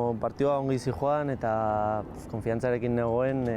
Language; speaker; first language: Basque; non-native, local second language; Spanish